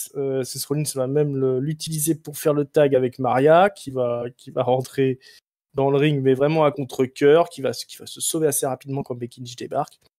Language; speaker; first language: French; native; French